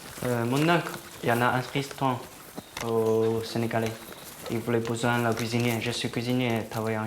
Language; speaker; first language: French; non-native, learner; Chinese